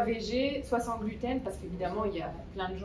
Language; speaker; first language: French; native; French